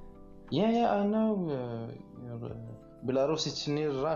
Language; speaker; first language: English; non-native, learner; Arabic